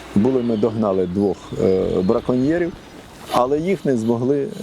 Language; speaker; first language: Ukrainian; native; Ukrainian